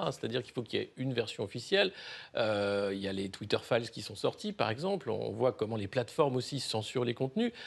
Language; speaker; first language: French; native; French